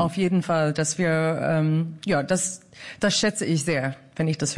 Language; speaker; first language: German; non-native, fluent; English